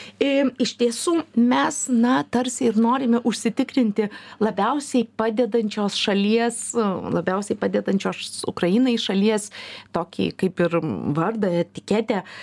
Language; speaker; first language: Lithuanian; native; Lithuanian